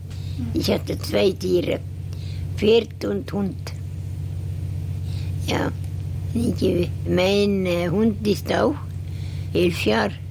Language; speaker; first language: German; non-native, learner; Estonian